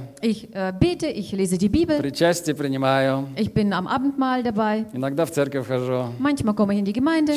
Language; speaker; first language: German; non-native, fluent; Russian